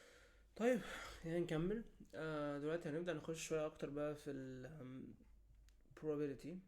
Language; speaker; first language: Arabic; native; Arabic